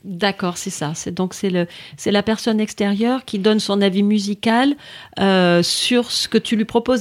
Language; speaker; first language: French; native; French